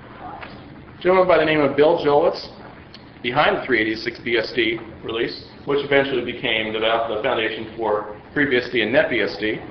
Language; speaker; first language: English; native; English